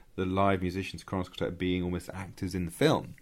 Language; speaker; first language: English; native; English